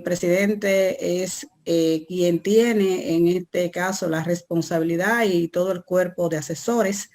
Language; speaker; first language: Spanish; native; Spanish